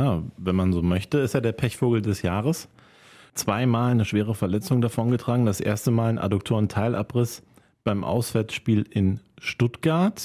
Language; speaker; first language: German; native; German